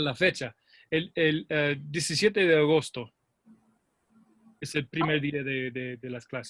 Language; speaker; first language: Spanish; non-native, fluent; English